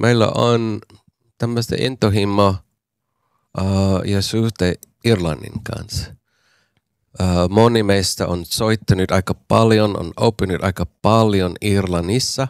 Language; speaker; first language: Finnish; non-native, learner; English